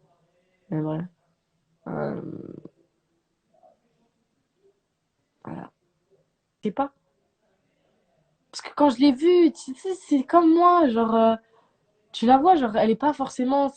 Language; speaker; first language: French; native; French